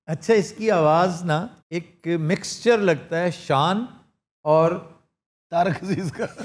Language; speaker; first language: Urdu; non-native, local second language; Punjabi